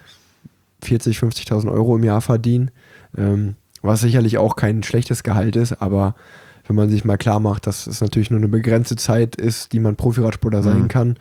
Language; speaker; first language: German; native; German